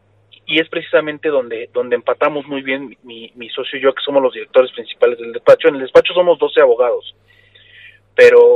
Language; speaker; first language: Spanish; native; Spanish